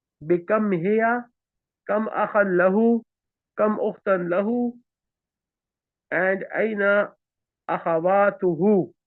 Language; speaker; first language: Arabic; non-native, fluent; Urdu